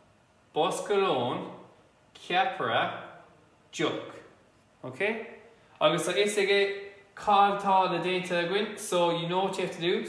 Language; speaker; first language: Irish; non-native, local second language; English